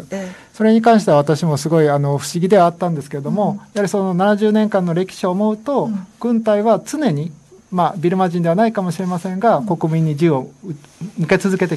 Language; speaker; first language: Japanese; native; Japanese